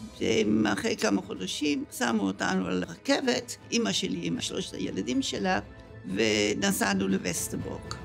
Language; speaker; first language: Hebrew; early bilingual, other home language; Dutch